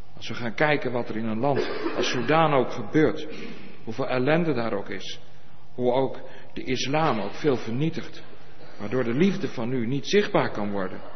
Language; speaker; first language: Dutch; native; Dutch